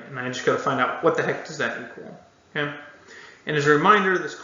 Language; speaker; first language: English; native; English